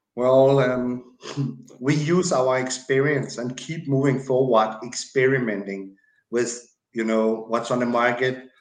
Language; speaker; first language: English; non-native, fluent; Danish